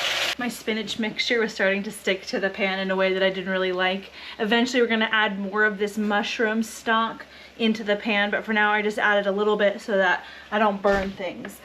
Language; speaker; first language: English; native; English